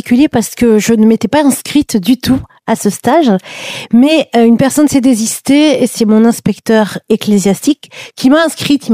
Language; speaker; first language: French; native; French